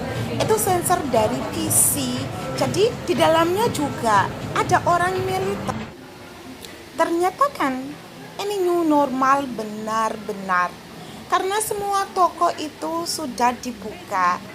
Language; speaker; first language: Indonesian; non-native, learner; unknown